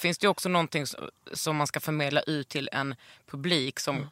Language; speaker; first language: Swedish; native; Swedish